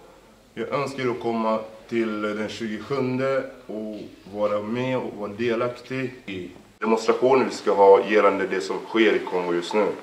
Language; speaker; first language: Swedish; early bilingual, other home language; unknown